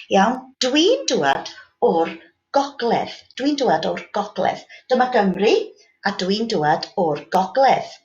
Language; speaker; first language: Welsh; native; Welsh